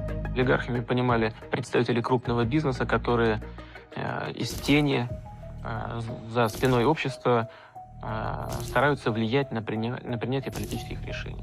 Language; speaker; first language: Russian; native; Russian